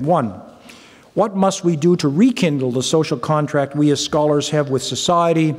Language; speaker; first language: English; native; English